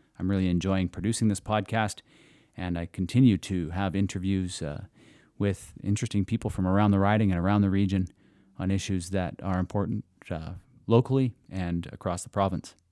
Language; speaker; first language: English; native; English